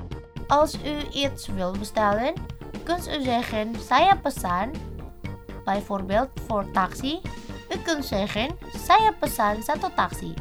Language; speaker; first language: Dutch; non-native, fluent; Indonesian